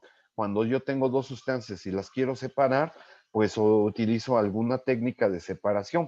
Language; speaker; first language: Spanish; native; Spanish